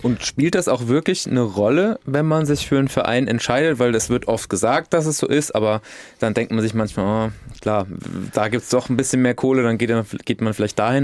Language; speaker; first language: German; native; German